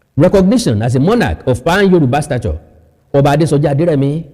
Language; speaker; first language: English; non-native, local second language; Yoruba